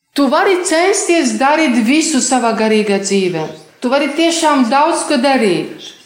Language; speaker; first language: Latvian; non-native, fluent; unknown